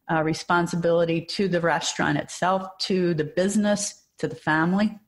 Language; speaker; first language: English; native; English